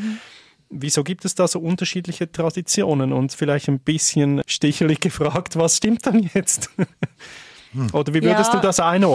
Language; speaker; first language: German; native; German